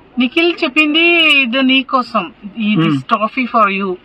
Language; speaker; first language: Telugu; non-native, learner; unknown